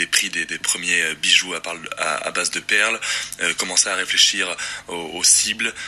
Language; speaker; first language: French; native; French